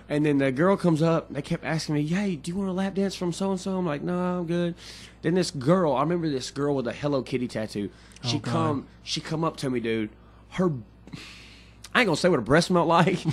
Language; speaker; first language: English; native; English